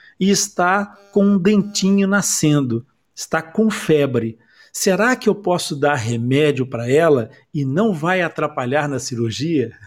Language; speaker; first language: Portuguese; native; Portuguese